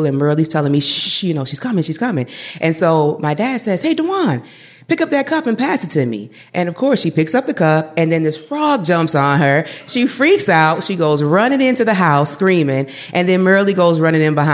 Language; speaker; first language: English; native; English